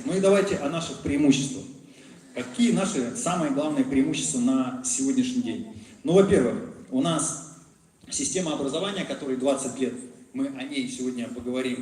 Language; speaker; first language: Russian; native; Russian